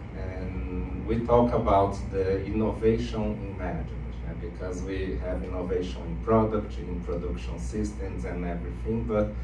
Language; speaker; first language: English; non-native, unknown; Portuguese